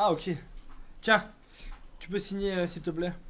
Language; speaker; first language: French; native; French